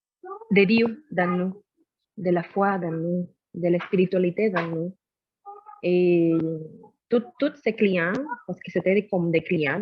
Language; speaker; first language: French; non-native, learner; Spanish